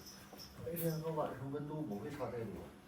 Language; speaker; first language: Chinese; native; Chinese